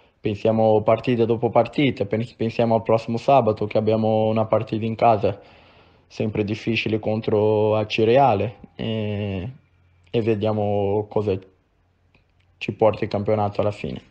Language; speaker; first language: Italian; non-native, fluent; Portuguese